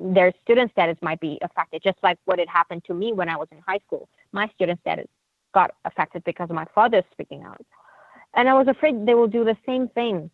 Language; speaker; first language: English; non-native, fluent; Uyghur